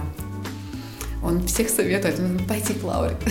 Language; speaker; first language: Russian; non-native, local second language; Latvian